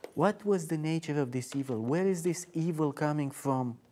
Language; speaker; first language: English; non-native, fluent; Romanian